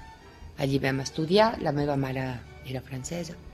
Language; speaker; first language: Catalan; early bilingual, heritage; Catalan